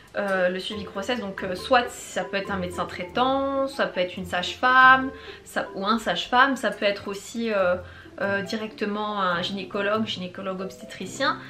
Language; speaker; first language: French; native; French